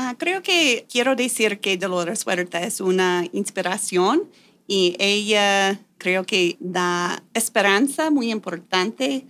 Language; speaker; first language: Spanish; non-native, fluent; English